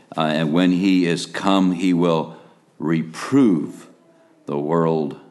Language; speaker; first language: English; native; English